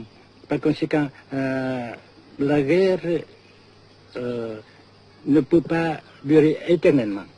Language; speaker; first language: French; non-native, local second language; Vietnamese